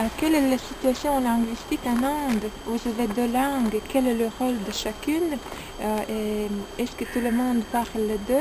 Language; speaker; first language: French; non-native, fluent; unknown